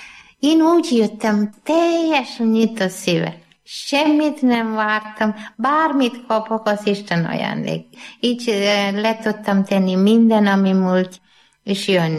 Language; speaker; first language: Hungarian; non-native, learner; Malayalam